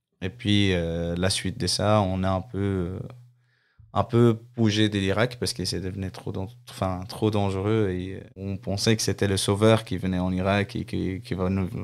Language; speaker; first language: French; non-native, fluent; Arabic